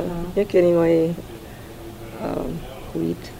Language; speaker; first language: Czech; early bilingual, heritage; Czech